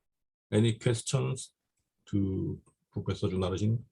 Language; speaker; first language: English; non-native, fluent; Korean